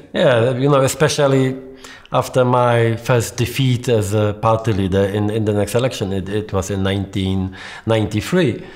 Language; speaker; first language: English; non-native, fluent; Polish